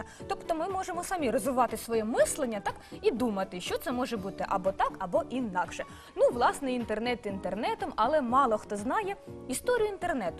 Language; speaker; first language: Ukrainian; native; Ukrainian